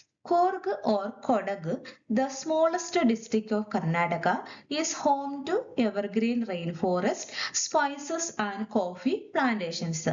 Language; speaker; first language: English; non-native, local second language; Malayalam